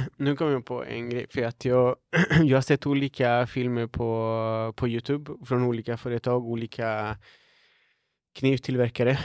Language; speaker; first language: Swedish; non-native, fluent; Spanish